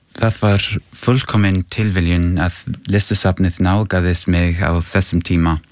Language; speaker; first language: Icelandic; non-native, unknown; English